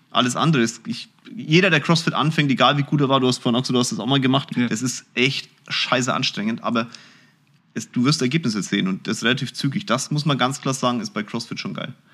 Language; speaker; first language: German; early bilingual, other home language; Turkish